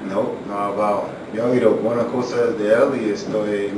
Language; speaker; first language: Spanish; non-native, learner; English